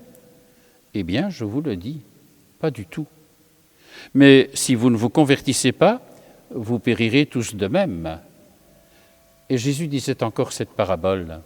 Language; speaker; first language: French; native; French